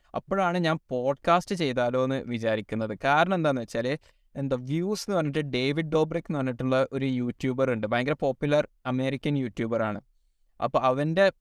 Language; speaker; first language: Malayalam; early bilingual, heritage; Malayalam